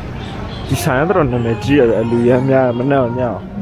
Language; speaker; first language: English; non-native, learner; Burmese